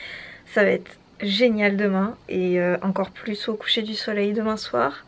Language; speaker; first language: French; native; French